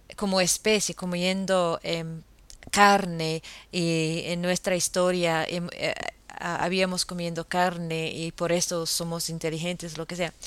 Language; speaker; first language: Spanish; non-native, fluent; English